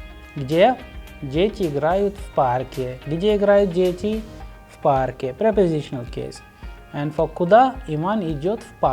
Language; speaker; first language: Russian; non-native, fluent; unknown